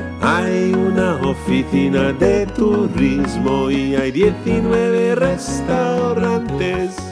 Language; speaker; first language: Spanish; non-native, fluent; English